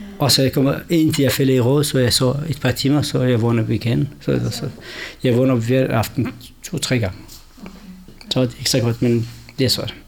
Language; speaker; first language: Danish; non-native, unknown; Kurdish